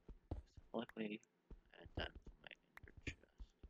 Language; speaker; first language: English; native; English